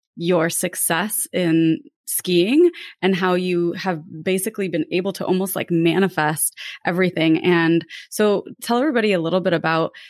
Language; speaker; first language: English; native; English